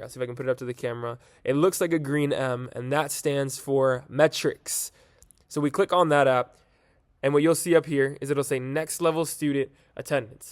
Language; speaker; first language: English; native; English